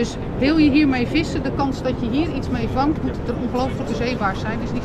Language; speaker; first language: Dutch; native; Dutch